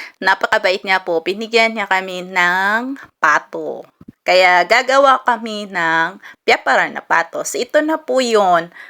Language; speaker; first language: Filipino; non-native, local second language; Cebuano